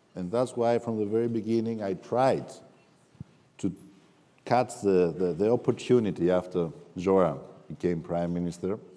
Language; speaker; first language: English; non-native, fluent; Greek